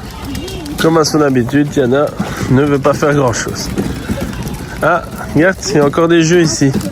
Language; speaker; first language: French; native; French